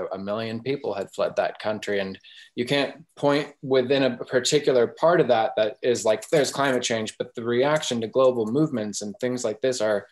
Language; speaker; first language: English; native; English